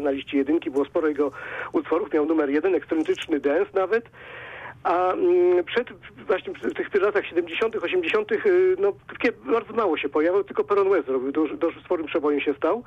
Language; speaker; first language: Polish; native; Polish